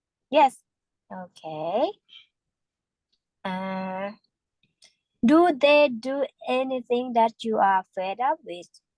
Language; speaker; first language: English; non-native, fluent; Thai